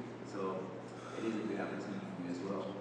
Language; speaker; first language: English; native; English